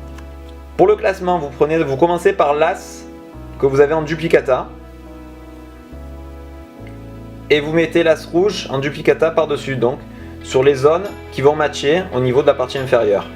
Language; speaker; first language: French; native; French